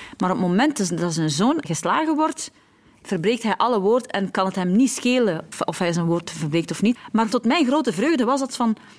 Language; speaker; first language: Dutch; early bilingual, other home language; Arabic